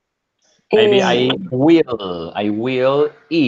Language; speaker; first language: English; non-native, fluent; Spanish